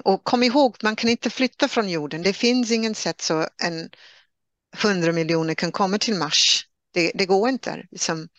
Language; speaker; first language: Swedish; non-native, fluent; English